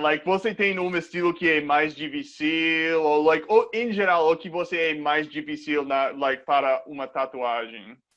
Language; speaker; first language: Portuguese; non-native, fluent; English